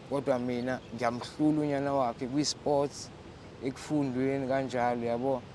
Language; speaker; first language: Zulu; native; Zulu